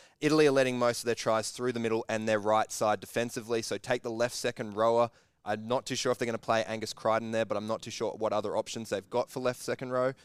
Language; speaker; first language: English; native; English